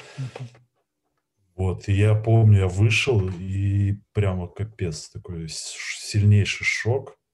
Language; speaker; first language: Russian; native; Russian